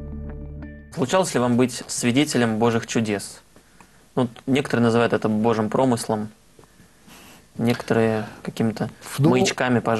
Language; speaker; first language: Russian; native; Russian